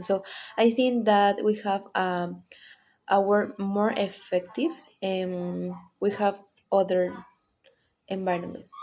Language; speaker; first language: English; non-native, learner; Spanish